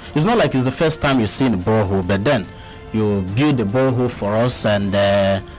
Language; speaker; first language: English; non-native, local second language; Igbo